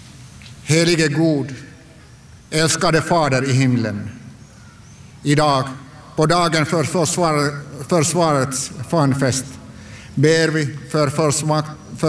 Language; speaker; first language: Swedish; non-native, local second language; Finnish